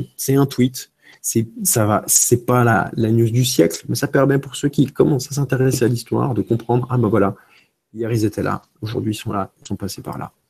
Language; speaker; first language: French; early bilingual, other home language; Romanian